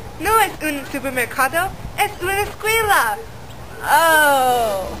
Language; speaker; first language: Spanish; non-native, learner; English